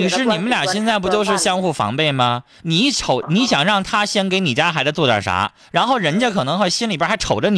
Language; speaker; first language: Chinese; native; Chinese